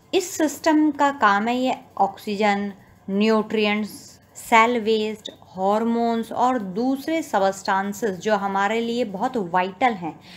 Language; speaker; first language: Hindi; native; Hindi